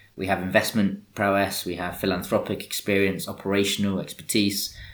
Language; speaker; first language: English; native; English